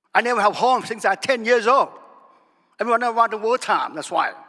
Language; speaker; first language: English; non-native, learner; Vietnamese